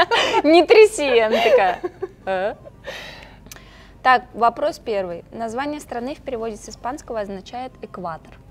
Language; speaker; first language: Russian; native; Russian